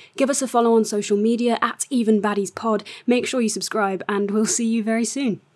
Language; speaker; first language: English; native; English